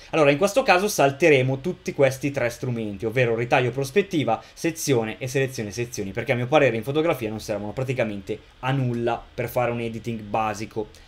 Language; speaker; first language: Italian; native; Italian